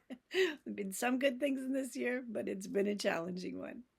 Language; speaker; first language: English; native; English